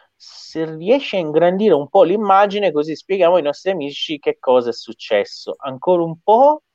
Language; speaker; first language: Italian; non-native, fluent; Persian